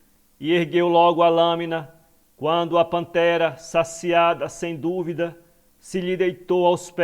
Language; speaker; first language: Portuguese; native; Portuguese